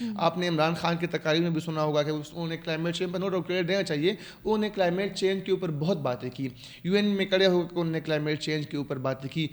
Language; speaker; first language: Urdu; non-native, local second language; Pashto